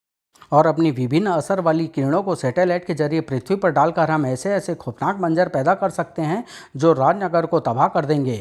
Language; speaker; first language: Hindi; native; Hindi